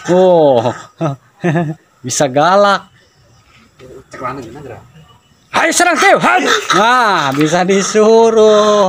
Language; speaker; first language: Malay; non-native, local second language; Sundanese